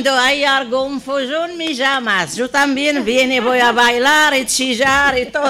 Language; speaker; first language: Spanish; non-native, learner; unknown